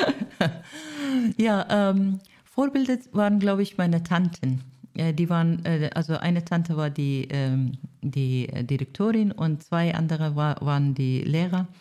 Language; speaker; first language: German; non-native, fluent; Persian